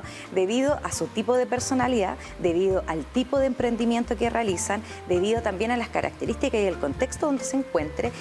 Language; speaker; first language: Spanish; native; Spanish